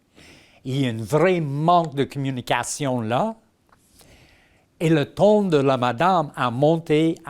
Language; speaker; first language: French; non-native, local second language; English